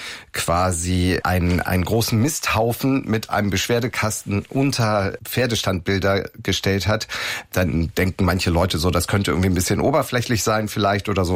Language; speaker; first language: German; native; German